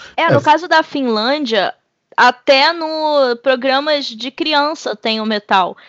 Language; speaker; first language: Portuguese; native; Portuguese